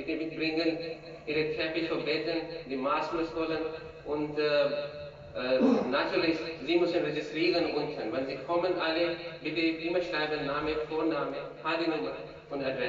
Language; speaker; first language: German; non-native, learner; Urdu